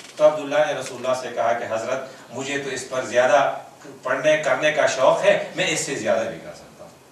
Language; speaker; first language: Urdu; non-native, local second language; Pashto